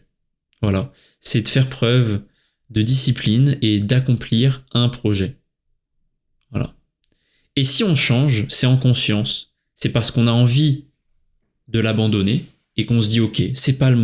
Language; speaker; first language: French; native; French